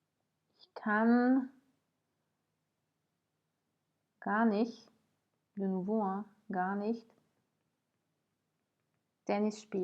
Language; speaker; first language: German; non-native, fluent; French